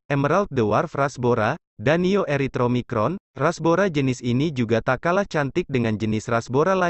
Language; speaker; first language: Indonesian; native; Indonesian